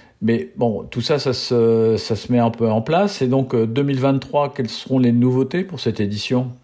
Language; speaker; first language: French; native; French